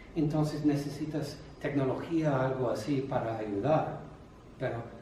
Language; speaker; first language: Spanish; non-native, fluent; English